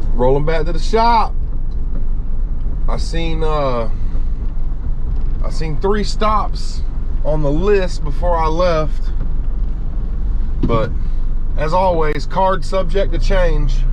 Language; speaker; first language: English; native; English